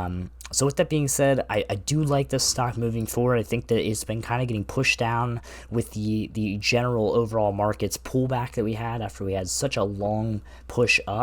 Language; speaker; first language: English; native; English